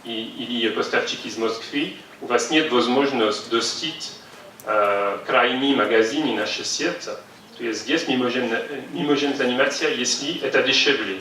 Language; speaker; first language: Russian; non-native, fluent; French